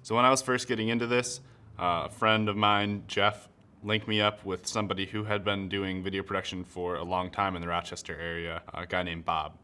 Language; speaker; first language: English; native; English